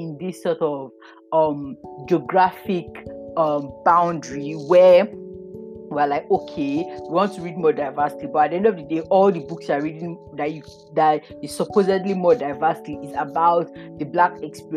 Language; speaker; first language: English; non-native, local second language; Yoruba